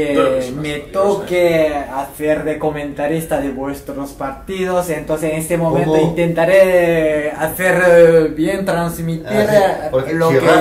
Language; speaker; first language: Spanish; non-native, fluent; Japanese